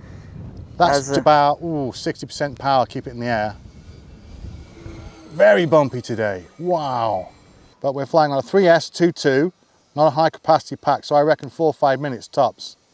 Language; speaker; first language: English; native; English